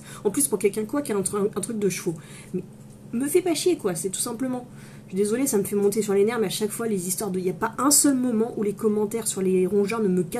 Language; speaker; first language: French; native; French